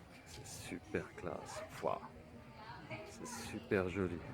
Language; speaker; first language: French; native; French